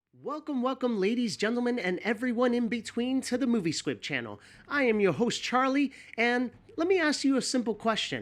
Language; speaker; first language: English; native; English